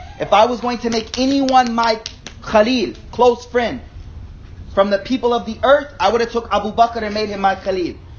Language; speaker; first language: English; native; English